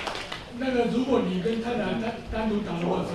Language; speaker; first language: Chinese; non-native, local second language; Min Nan Chinese